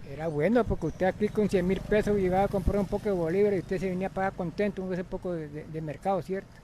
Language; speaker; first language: Spanish; native; Spanish